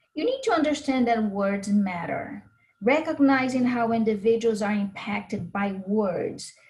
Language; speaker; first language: English; non-native, fluent; Portuguese